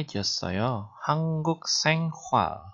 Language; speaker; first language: Korean; non-native, fluent; Indonesian